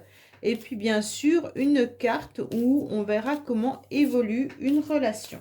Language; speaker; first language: French; native; French